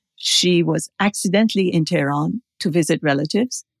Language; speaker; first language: English; non-native, fluent; Persian